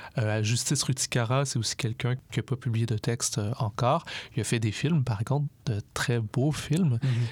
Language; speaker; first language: French; native; French